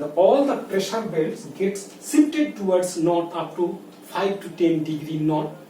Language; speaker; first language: English; non-native, local second language; Bangla